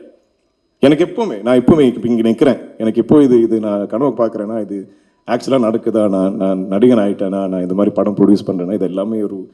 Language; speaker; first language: Tamil; non-native, local second language; Malayalam